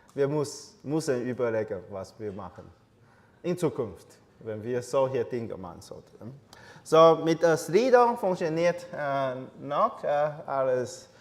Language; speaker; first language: German; non-native, learner; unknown